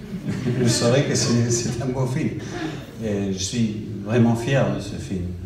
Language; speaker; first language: French; non-native, fluent; English